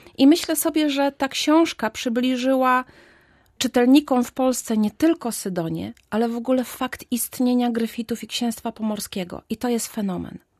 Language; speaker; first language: Polish; native; Polish